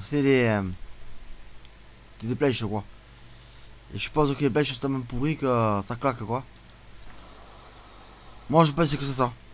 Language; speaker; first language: French; native; French